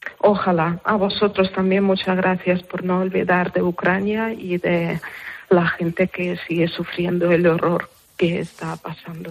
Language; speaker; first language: Spanish; non-native, fluent; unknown